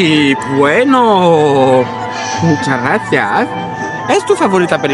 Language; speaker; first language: Spanish; non-native, learner; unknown